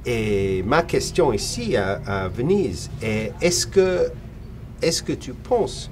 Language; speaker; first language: French; non-native, fluent; English